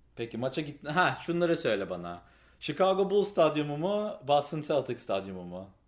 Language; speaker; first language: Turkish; early bilingual, heritage; Turkish